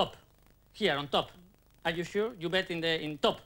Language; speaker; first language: English; non-native, learner; Spanish